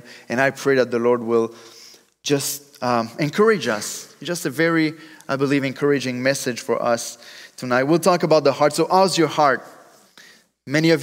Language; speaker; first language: English; non-native, fluent; French